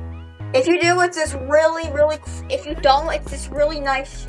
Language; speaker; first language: English; native; English